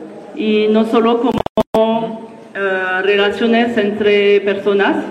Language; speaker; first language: Spanish; non-native, learner; French